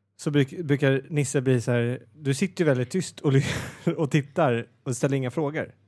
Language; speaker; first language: Swedish; native; Swedish